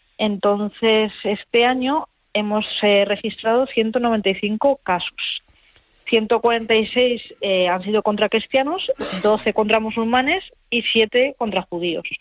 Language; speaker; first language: Spanish; native; Spanish